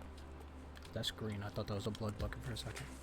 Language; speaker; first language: English; native; English